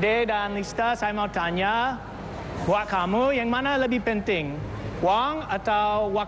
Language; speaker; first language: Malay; non-native, learner; English